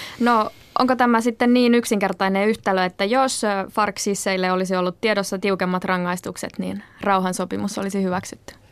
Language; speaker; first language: Finnish; native; Finnish